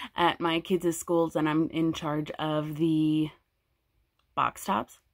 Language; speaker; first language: English; native; English